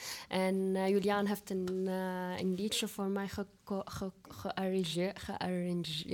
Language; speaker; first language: Dutch; non-native, fluent; Arabic